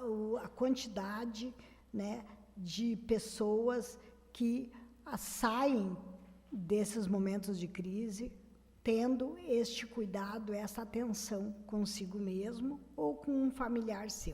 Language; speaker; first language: Portuguese; native; Portuguese